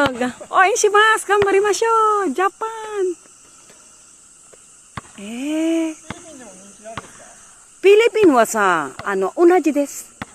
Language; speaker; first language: Japanese; non-native, learner; Filipino